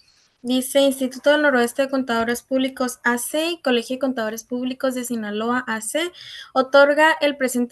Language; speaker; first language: Spanish; native; Spanish